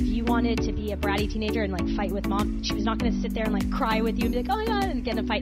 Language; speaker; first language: English; native; English